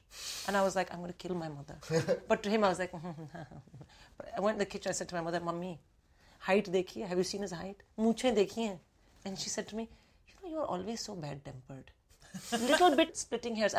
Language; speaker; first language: English; non-native, local second language; Hindi